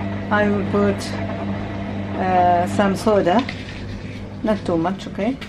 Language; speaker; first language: English; non-native, learner; Arabic